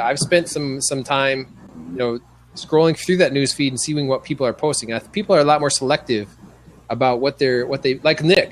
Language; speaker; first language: English; native; English